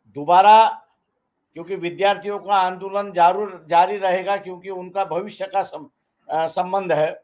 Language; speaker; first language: Hindi; non-native, local second language; Marathi